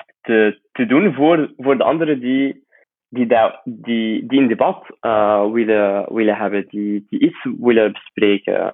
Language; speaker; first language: Dutch; non-native, fluent; Arabic